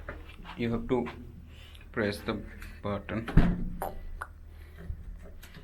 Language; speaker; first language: English; non-native, learner; Bangla